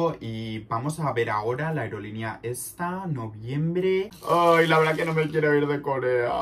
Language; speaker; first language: Spanish; native; Spanish